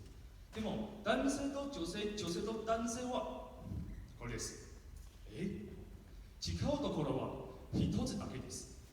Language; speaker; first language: Japanese; non-native, learner; Min Nan Chinese